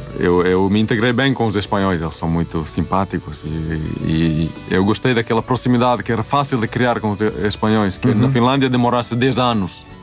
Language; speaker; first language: Portuguese; non-native, fluent; Swedish